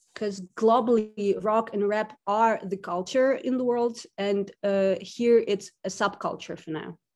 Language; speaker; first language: English; non-native, fluent; Russian